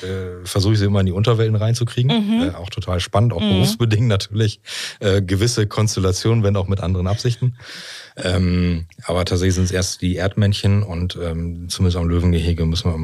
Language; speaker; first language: German; native; German